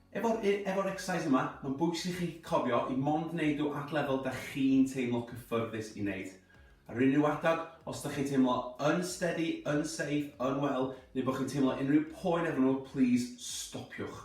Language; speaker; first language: Welsh; native; Welsh